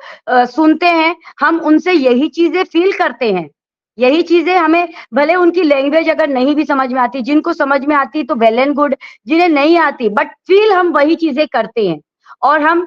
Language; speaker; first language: Hindi; native; Hindi